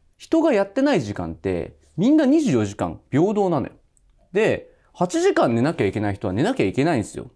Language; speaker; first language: Japanese; native; Japanese